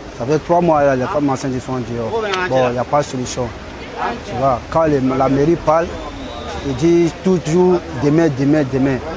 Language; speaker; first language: French; non-native, local second language; Dyula